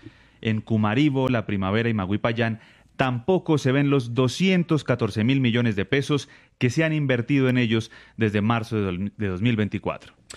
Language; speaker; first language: Spanish; native; Spanish